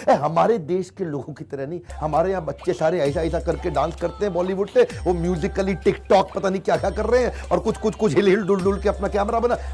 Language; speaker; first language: Hindi; native; Hindi